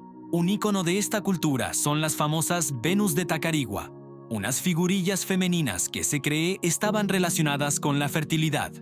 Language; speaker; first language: Spanish; native; Spanish